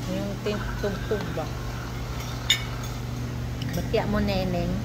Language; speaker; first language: Filipino; native; Filipino